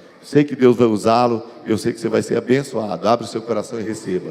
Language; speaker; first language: Portuguese; native; Portuguese